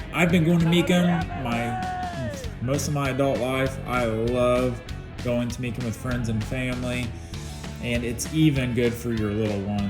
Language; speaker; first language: English; native; English